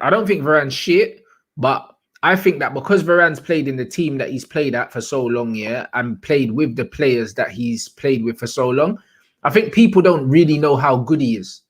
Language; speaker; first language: English; native; English